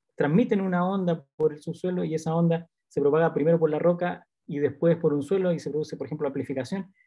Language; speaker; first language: Spanish; native; Spanish